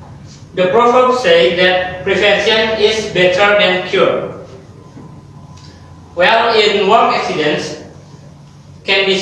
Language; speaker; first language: English; non-native, learner; Indonesian